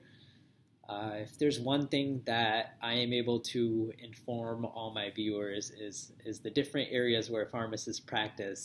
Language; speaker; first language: English; native; English